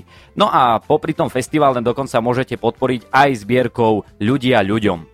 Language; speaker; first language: Slovak; native; Slovak